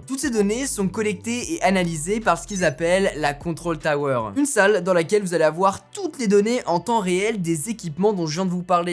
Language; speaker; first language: French; native; French